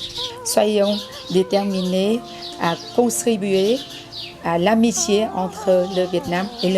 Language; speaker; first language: French; non-native, fluent; Vietnamese